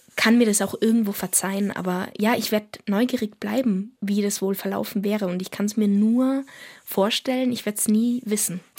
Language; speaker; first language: German; native; German